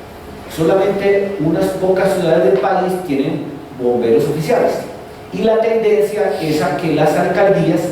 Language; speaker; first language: Spanish; native; Spanish